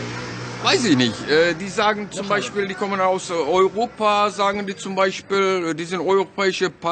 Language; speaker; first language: German; non-native, learner; Turkish